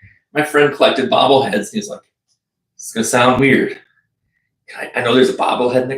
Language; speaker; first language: English; native; English